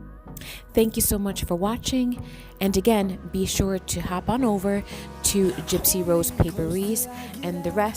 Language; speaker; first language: English; native; English